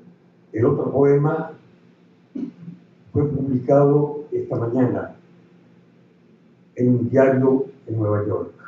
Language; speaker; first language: Spanish; native; Spanish